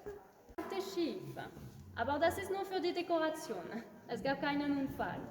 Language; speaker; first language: German; non-native, local second language; French